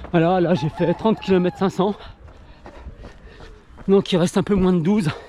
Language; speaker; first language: French; native; French